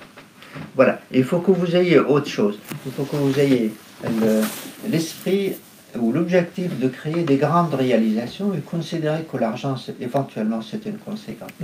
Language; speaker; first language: French; non-native, fluent; Arabic